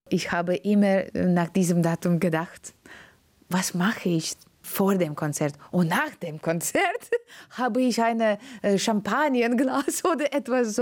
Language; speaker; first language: German; non-native, learner; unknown